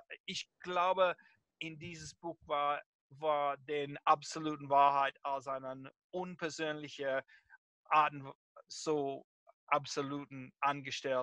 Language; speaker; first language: German; non-native, fluent; English